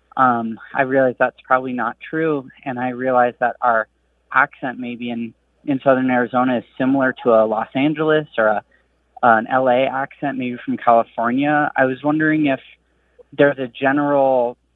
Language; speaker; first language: English; native; English